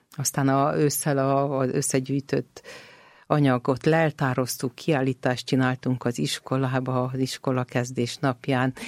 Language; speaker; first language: Hungarian; native; Hungarian